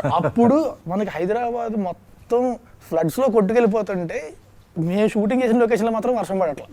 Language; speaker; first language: Telugu; native; Telugu